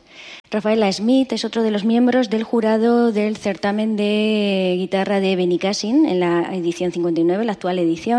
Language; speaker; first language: Spanish; native; Spanish